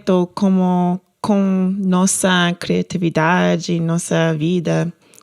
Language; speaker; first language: Portuguese; non-native, learner; English